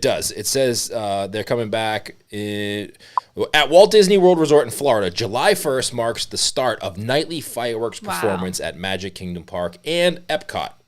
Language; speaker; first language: English; native; English